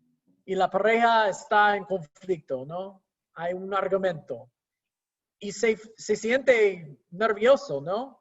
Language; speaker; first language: Spanish; non-native, fluent; English